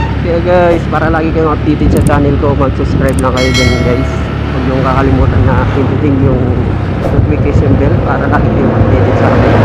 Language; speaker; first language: Filipino; non-native, local second language; Hiligaynon